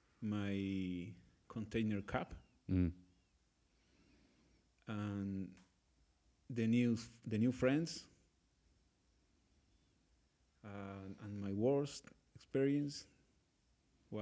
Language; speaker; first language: English; non-native, learner; Spanish